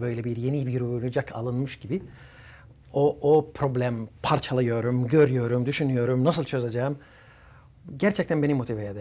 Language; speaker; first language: Turkish; early bilingual, other home language; Arabic